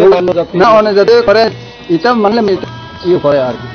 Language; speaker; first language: Bangla; non-native, local second language; Kok Borok